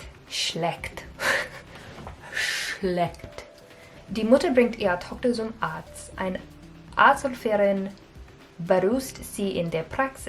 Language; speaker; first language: German; non-native, learner; English